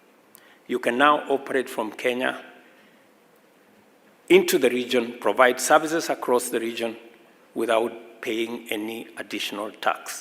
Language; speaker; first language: English; non-native, local second language; Swahili